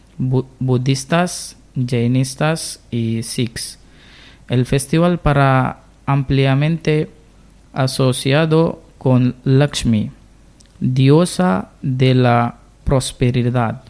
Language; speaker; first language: Spanish; non-native, learner; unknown